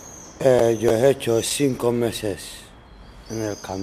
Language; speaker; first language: Spanish; non-native, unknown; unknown